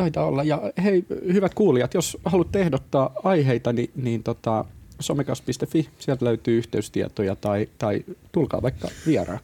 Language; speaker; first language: Finnish; native; Finnish